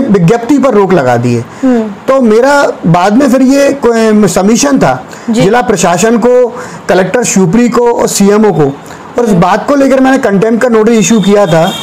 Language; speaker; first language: Hindi; native; Hindi